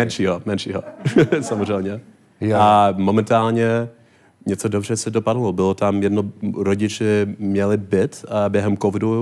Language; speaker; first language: Czech; non-native, learner; English